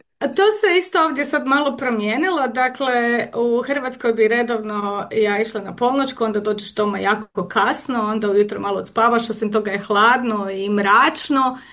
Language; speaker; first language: Croatian; native; Croatian